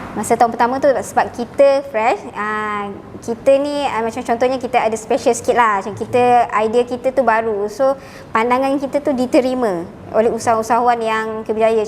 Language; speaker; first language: Malay; native; Malay